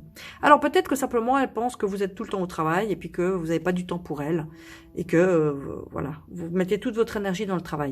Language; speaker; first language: French; native; French